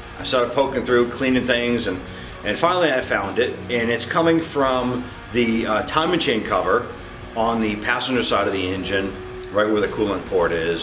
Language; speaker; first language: English; native; English